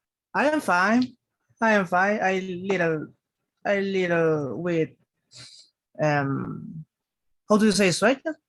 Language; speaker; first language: English; non-native, learner; Spanish